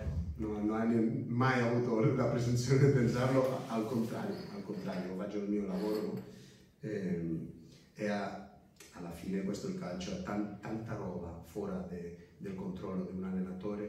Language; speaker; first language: Italian; non-native, fluent; Spanish